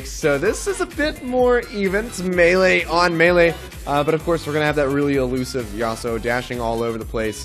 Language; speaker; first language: English; native; English